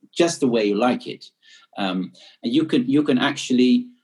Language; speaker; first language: English; non-native, fluent; Dutch